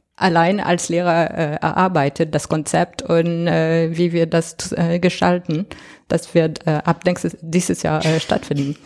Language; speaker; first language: German; non-native, fluent; French